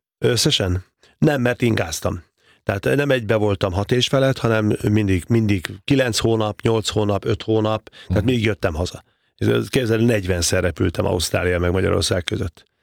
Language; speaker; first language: Hungarian; native; Hungarian